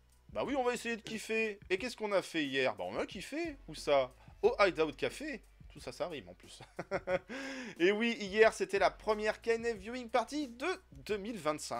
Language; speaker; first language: French; native; French